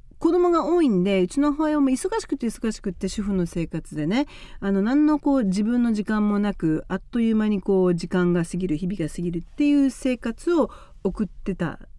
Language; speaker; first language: Japanese; native; Japanese